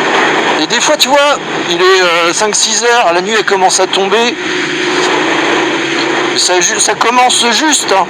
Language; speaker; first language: French; native; French